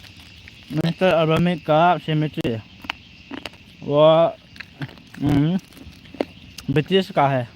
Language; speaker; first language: Hindi; non-native, local second language; Thado Chin